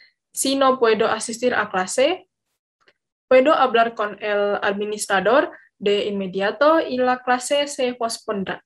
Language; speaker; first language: Spanish; non-native, learner; Indonesian